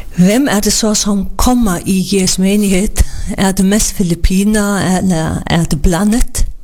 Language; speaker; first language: Danish; non-native, local second language; Faroese